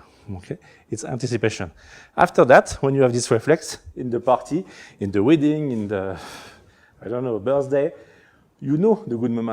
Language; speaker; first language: English; non-native, learner; French